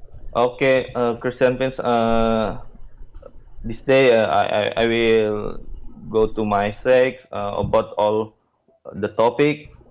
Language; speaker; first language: English; non-native, learner; Indonesian